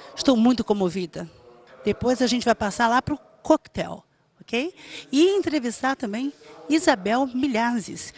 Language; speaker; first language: Portuguese; native; Portuguese